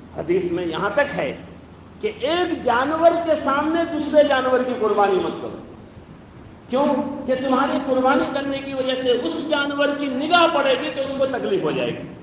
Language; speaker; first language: Urdu; non-native, local second language; Bangla